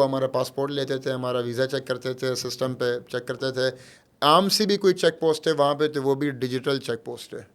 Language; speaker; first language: Urdu; early bilingual, heritage; Arabic